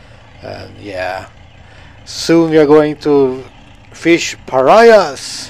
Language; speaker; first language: English; non-native, fluent; Swedish